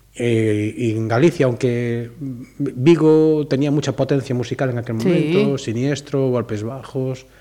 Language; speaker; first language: Spanish; native; Spanish